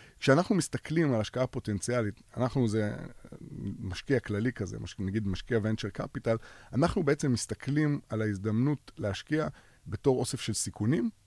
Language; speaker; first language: Hebrew; native; Hebrew